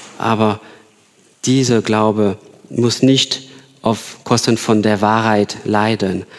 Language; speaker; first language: German; non-native, fluent; French